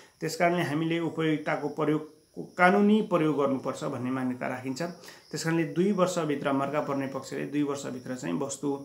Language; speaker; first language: Nepali; native; Nepali